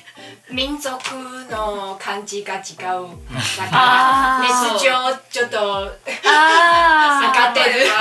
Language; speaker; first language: Japanese; non-native, learner; Chinese